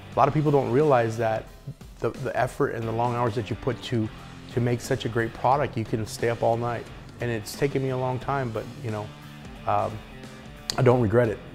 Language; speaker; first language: English; native; English